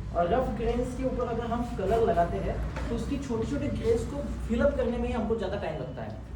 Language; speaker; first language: Hindi; non-native, local second language; Marathi